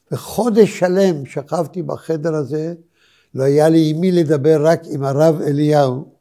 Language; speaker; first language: Hebrew; early bilingual, other home language; Polish